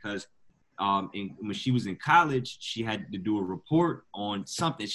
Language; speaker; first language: English; native; English